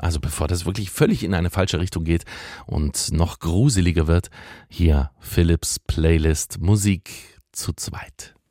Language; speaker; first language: German; native; German